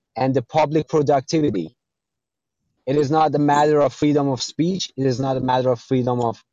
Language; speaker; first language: English; non-native, fluent; Persian